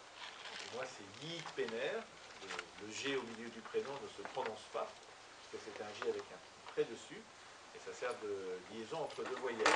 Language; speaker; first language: French; non-native, fluent; Turkish